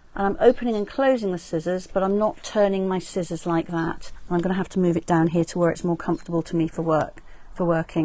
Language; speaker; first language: English; native; English